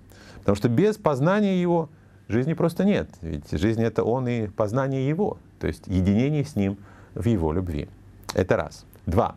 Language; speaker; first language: Russian; native; Russian